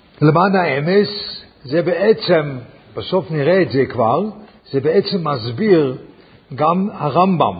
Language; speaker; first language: Hebrew; non-native, fluent; English